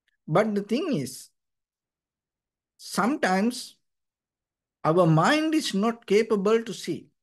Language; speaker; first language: English; non-native, fluent; Sinhala